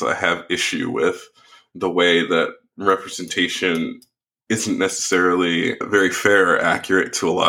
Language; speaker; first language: English; native; English